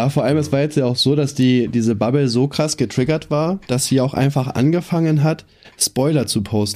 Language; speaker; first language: German; native; German